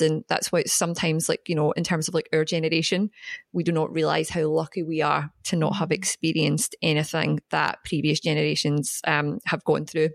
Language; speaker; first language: English; native; English